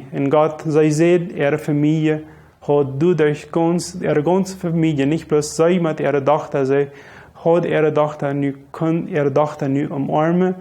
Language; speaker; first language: German; non-native, local second language; Low German